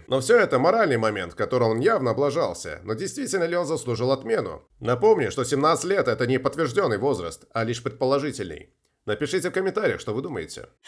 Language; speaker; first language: Russian; native; Russian